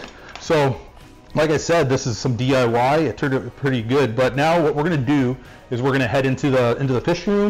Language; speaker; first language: English; native; English